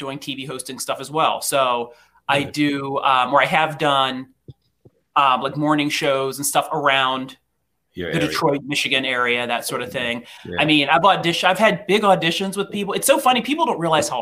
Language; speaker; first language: English; native; English